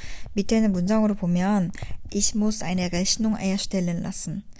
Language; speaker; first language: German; non-native, fluent; Korean